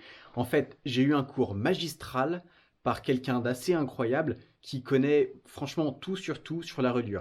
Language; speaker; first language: French; native; French